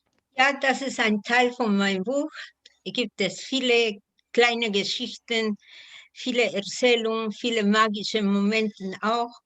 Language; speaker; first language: German; non-native, fluent; Spanish